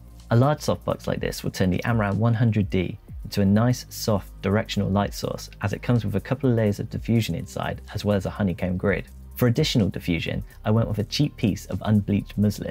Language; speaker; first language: English; native; English